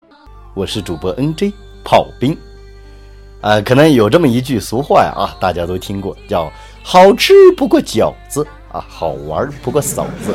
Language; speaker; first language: Chinese; native; Chinese